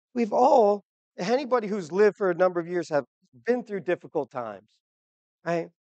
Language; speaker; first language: English; native; English